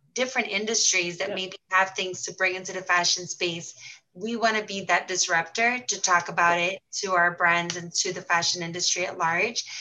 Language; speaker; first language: English; early bilingual, heritage; Portuguese